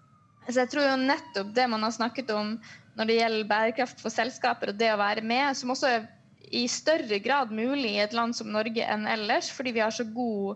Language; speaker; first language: Norwegian; native; Norwegian